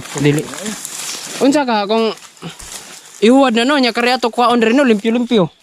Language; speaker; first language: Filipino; non-native, local second language; Cebuano